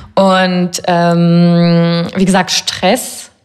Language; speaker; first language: German; non-native, fluent; French